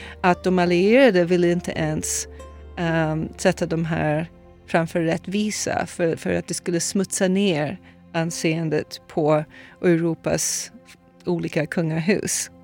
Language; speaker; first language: Swedish; non-native, fluent; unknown